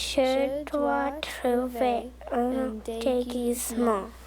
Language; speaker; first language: French; non-native, local second language; English